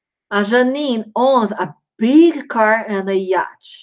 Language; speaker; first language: English; non-native, fluent; Portuguese